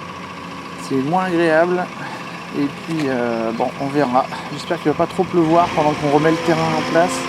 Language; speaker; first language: French; native; French